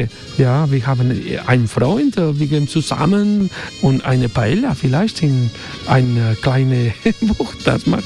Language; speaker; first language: German; non-native, learner; Spanish